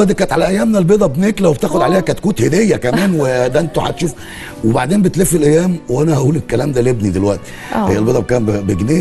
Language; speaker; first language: Arabic; native; Arabic